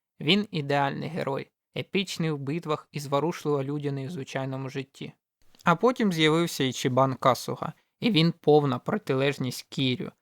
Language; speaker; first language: Ukrainian; native; Ukrainian